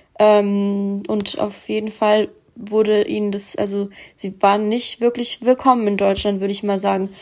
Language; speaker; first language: German; early bilingual, other home language; Russian